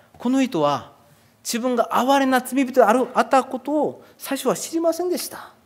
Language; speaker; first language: Japanese; non-native, fluent; Korean